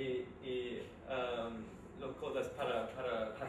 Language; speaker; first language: Spanish; non-native, learner; English